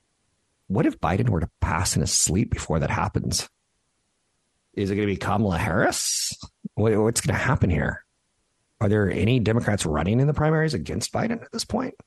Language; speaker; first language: English; native; English